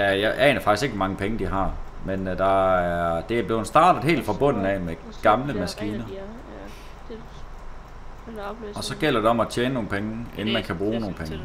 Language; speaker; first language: Danish; native; Danish